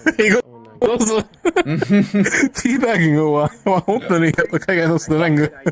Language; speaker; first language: Japanese; non-native, learner; Spanish